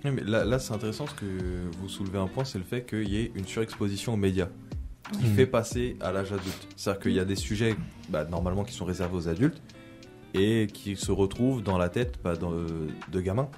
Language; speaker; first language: French; native; French